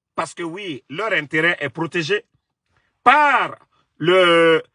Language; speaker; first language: French; non-native, local second language; Mandingo